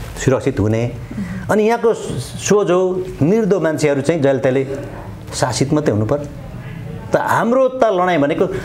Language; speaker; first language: Nepali; non-native, local second language; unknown